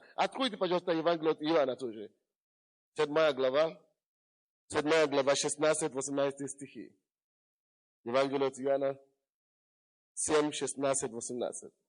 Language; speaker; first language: Russian; non-native, fluent; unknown